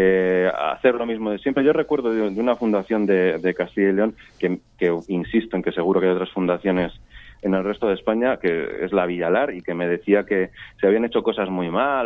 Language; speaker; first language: Spanish; native; Spanish